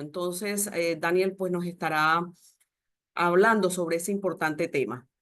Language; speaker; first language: Spanish; native; Spanish